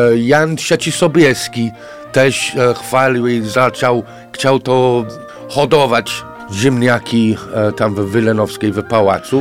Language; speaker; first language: Polish; non-native, fluent; English